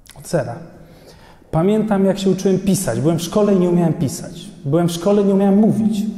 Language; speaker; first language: Polish; early bilingual, other home language; Albanian